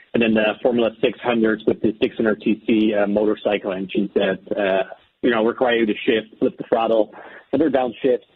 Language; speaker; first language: English; non-native, fluent; Dutch